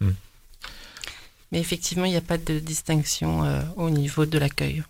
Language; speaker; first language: French; native; French